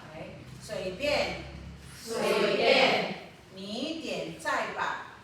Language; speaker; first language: Chinese; non-native, fluent; Filipino